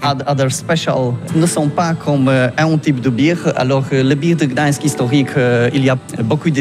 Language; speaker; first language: French; non-native, learner; Polish